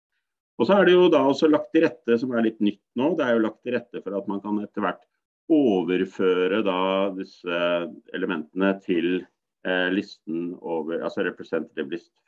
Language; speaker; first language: Norwegian; native; Norwegian